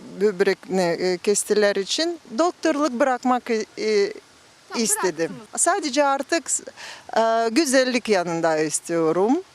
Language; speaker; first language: Turkish; non-native, learner; Russian